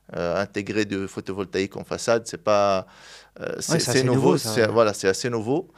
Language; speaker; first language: French; non-native, local second language; Arabic